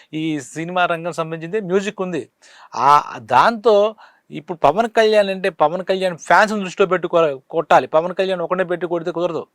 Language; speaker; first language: Telugu; native; Telugu